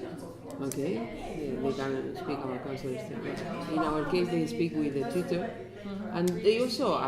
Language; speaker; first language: English; non-native, learner; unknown